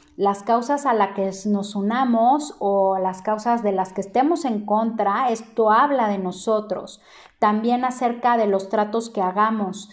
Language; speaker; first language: Spanish; native; Spanish